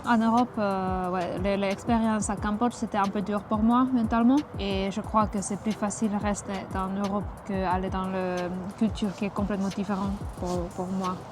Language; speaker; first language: French; non-native, fluent; Finnish